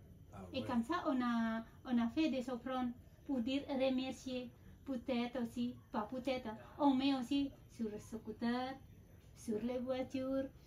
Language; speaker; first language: French; non-native, fluent; Balinese